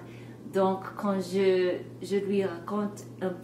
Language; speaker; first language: French; non-native, fluent; English